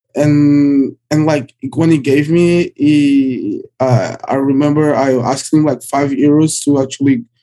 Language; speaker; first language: English; early bilingual, other home language; Portuguese